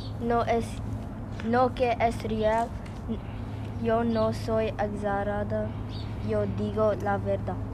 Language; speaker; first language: Spanish; non-native, learner; English